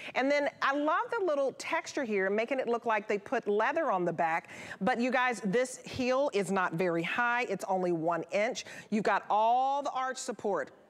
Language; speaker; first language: English; native; English